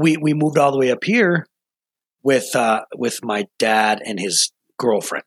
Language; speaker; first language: English; native; English